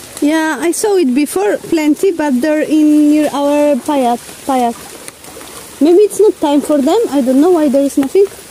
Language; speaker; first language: English; non-native, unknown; Polish